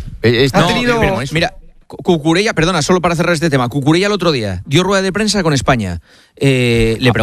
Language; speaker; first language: Spanish; native; Spanish